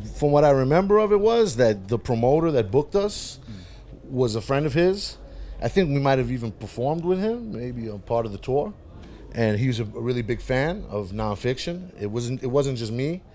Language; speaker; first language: English; native; English